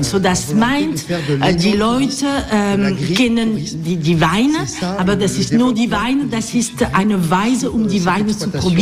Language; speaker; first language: German; non-native, learner; French